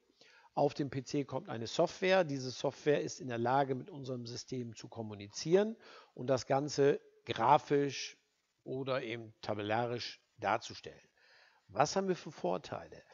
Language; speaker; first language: German; native; German